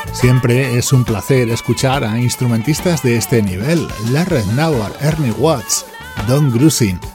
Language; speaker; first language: Spanish; native; Spanish